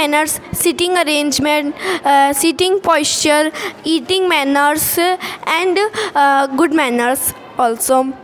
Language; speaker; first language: English; non-native, learner; Hindi